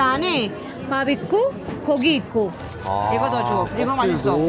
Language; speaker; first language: Korean; non-native, learner; Spanish